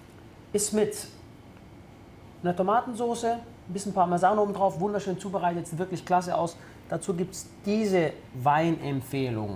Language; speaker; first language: German; early bilingual, other home language; Italian